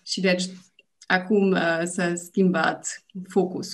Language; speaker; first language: Romanian; non-native, learner; German